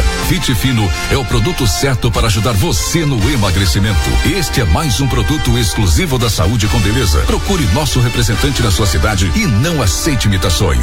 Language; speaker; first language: Portuguese; native; Portuguese